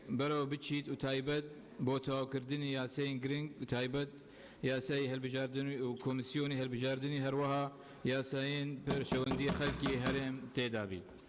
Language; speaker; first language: Central Kurdish; non-native, local second language; Assyrian Neo-Aramaic